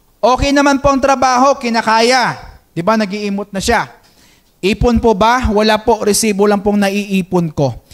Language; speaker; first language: Filipino; non-native, local second language; Hiligaynon